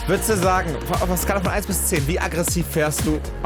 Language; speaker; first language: German; native; German